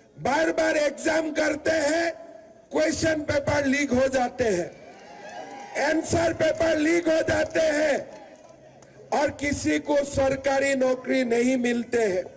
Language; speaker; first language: Hindi; non-native, local second language; Assamese